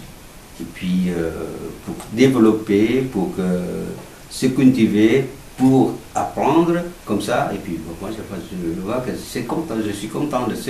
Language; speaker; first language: French; non-native, learner; Vietnamese